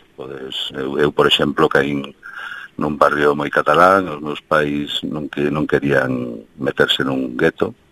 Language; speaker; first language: Galician; early bilingual, heritage; Galician